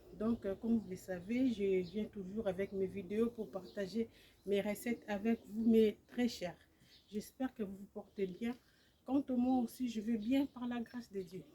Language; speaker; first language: French; non-native, local second language; Lingala